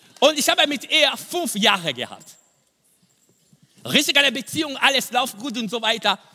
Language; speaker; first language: German; non-native, fluent; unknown